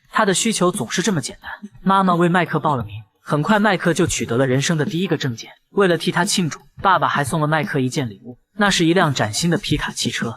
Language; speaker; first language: Chinese; native; Chinese